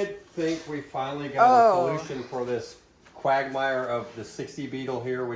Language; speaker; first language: English; native; English